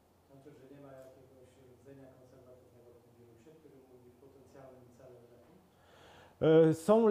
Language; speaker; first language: Polish; non-native, fluent; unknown